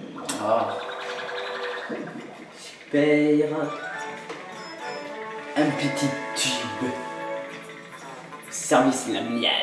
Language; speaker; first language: French; native; French